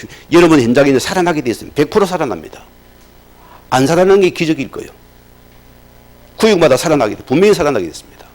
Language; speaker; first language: Korean; native; Korean